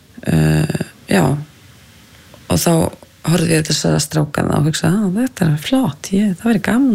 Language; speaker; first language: Icelandic; non-native, fluent; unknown